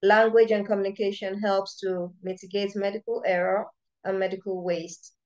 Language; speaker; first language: English; non-native, local second language; Yoruba